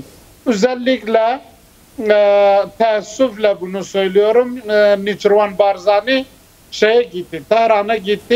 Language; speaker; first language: Turkish; non-native, fluent; Kurdish